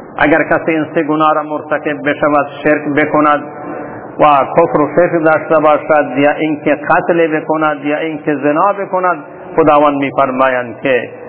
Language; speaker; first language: Persian; non-native, local second language; Baluchi